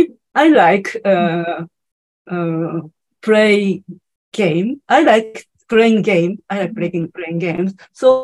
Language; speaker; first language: English; non-native, learner; Japanese